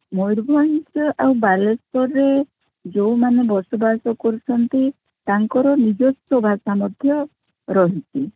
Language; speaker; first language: Odia; non-native, local second language; Santali